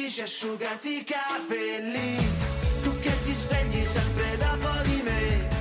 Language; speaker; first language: German; non-native, fluent; Italian